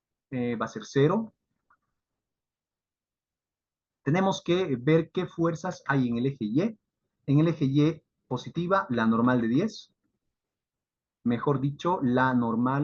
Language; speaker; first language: Spanish; native; Spanish